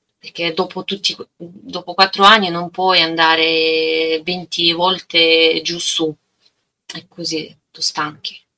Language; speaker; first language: Italian; non-native, learner; Russian